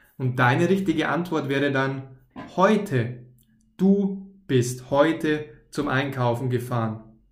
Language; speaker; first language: German; native; German